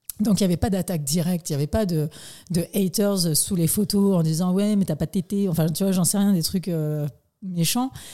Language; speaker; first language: French; native; French